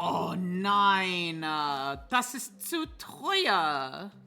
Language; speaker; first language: German; non-native, learner; English